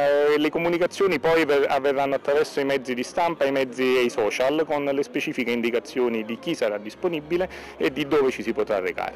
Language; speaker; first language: Italian; native; Italian